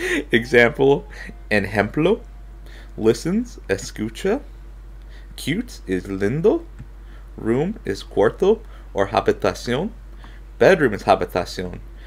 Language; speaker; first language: Spanish; non-native, learner; English